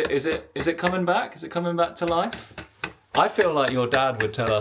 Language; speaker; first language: English; native; English